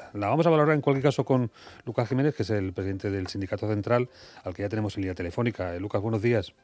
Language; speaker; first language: Spanish; native; Spanish